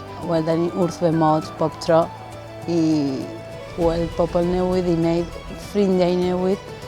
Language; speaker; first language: Welsh; non-native, local second language; Spanish